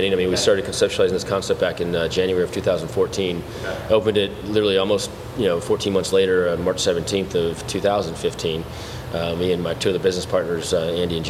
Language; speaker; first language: English; native; English